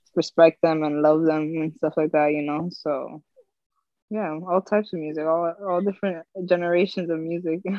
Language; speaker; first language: English; native; English